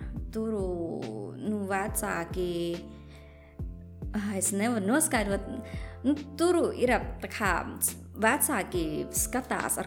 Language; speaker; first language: Latvian; non-native, fluent; Thai